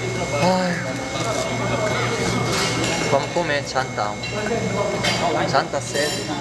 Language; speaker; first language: Portuguese; non-native, learner; Korean